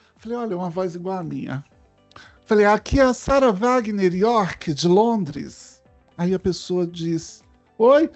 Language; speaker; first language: Portuguese; native; Portuguese